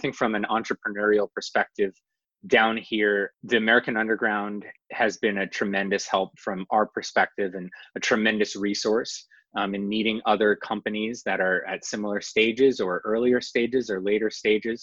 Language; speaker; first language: English; native; English